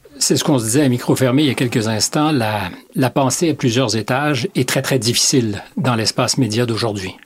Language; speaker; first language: French; native; French